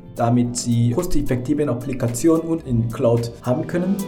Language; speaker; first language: German; non-native, fluent; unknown